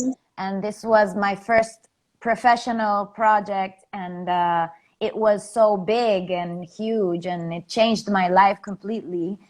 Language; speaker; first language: English; non-native, fluent; Spanish